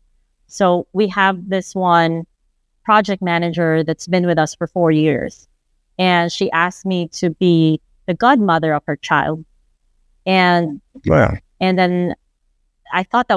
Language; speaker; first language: English; non-native, local second language; Filipino